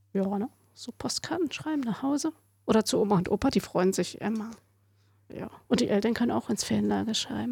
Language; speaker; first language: German; native; German